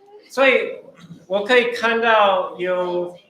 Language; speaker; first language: Chinese; early bilingual, heritage; Chinese